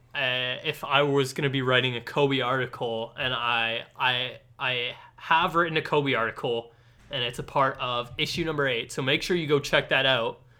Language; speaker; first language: English; native; English